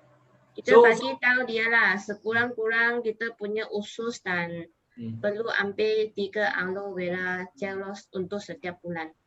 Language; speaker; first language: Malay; non-native, local second language; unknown